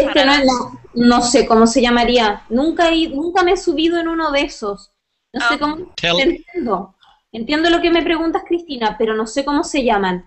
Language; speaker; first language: Spanish; native; Spanish